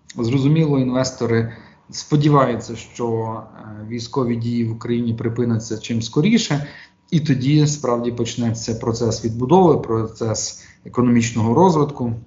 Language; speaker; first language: Ukrainian; native; Ukrainian